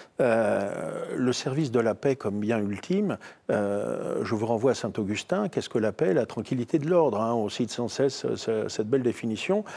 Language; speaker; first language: French; native; French